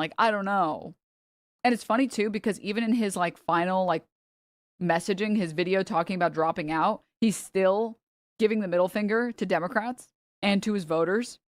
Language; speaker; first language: English; native; English